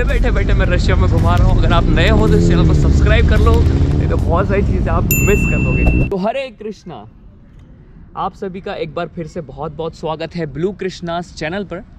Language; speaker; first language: Hindi; native; Hindi